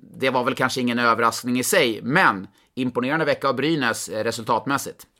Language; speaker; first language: Swedish; native; Swedish